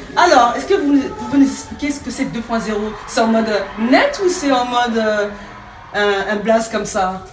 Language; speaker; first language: French; native; French